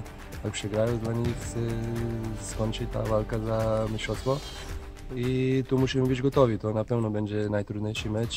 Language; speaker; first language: Polish; non-native, fluent; Slovenian